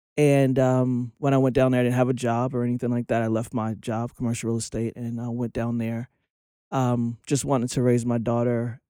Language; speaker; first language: English; native; English